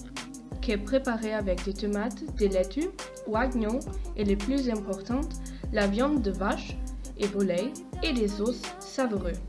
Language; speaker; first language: French; non-native, learner; German